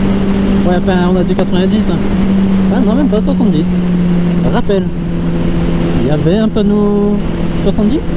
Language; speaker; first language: French; native; French